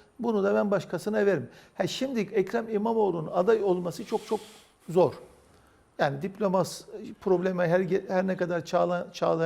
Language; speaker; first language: Turkish; native; Turkish